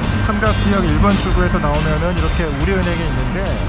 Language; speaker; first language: Korean; native; Korean